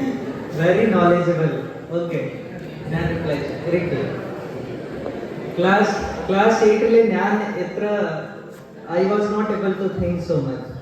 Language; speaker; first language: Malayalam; non-native, learner; Hindi